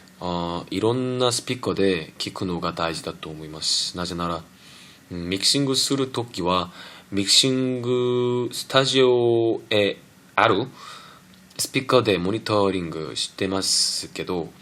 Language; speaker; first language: Japanese; non-native, fluent; Korean